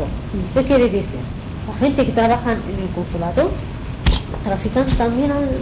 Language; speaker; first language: Spanish; non-native, fluent; Arabic